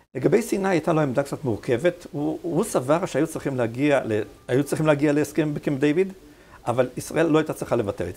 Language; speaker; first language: Hebrew; native; Hebrew